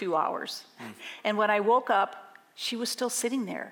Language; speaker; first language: English; native; English